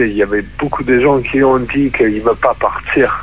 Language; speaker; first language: French; non-native, fluent; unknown